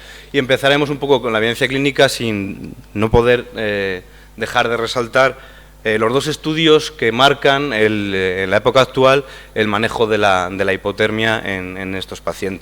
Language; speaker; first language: Spanish; native; Spanish